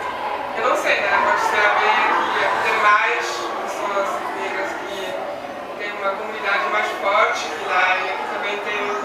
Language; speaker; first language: Portuguese; non-native, fluent; Swiss German